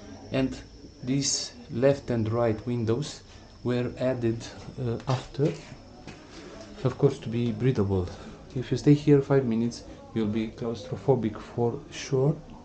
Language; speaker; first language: English; non-native, fluent; Romanian